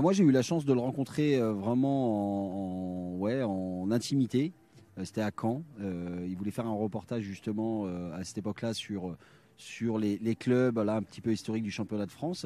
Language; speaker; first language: French; native; French